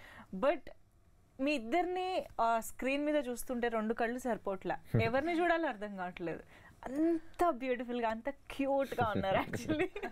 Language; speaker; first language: Telugu; native; Telugu